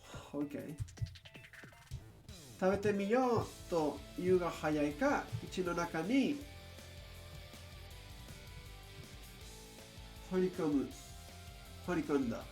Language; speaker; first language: Japanese; non-native, learner; English